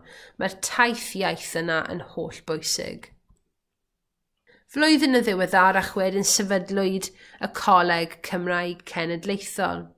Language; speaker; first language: Welsh; native; Welsh